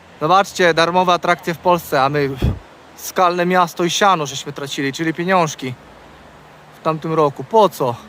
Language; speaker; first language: Polish; native; Polish